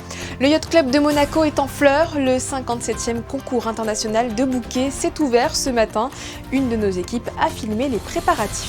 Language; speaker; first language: French; native; French